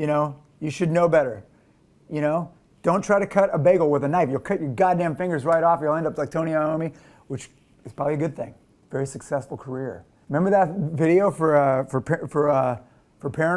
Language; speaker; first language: English; native; English